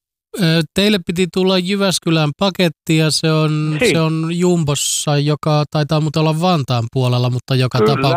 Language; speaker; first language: Finnish; native; Finnish